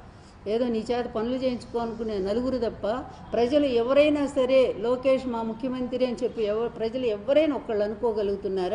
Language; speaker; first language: Telugu; native; Telugu